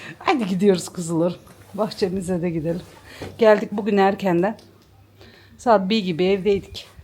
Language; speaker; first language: Turkish; native; Turkish